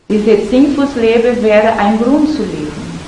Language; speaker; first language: German; non-native, learner; Portuguese